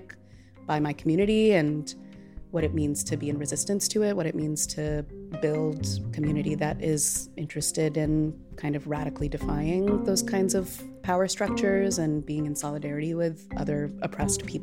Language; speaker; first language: English; non-native, local second language; Telugu